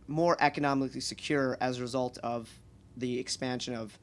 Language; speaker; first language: English; native; English